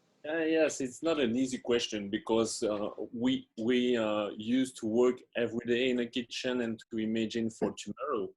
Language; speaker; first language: English; non-native, fluent; French